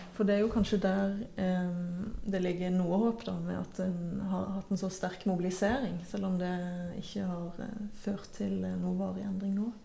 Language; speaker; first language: Norwegian; native; Norwegian